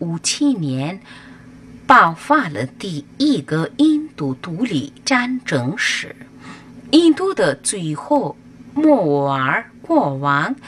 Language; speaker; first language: Chinese; non-native, fluent; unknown